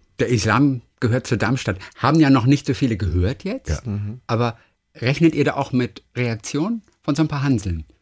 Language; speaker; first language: German; native; German